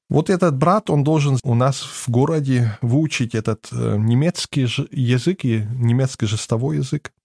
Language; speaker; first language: Russian; early bilingual, heritage; German